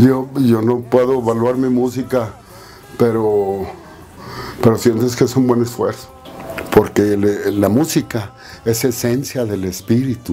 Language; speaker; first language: Spanish; native; Spanish